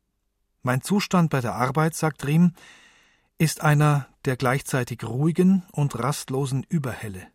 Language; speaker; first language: German; native; German